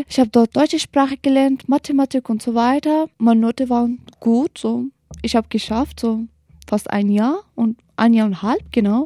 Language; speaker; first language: German; non-native, learner; Kurdish